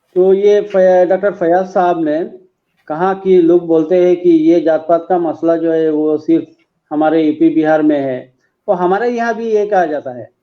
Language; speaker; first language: Hindi; non-native, local second language; Bangla